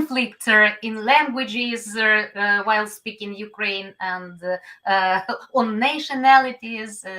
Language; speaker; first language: English; non-native, learner; Ukrainian